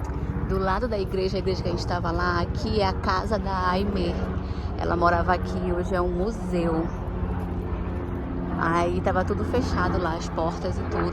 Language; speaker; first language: Portuguese; native; Portuguese